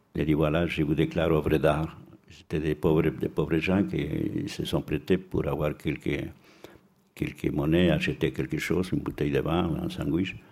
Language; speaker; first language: French; non-native, fluent; Spanish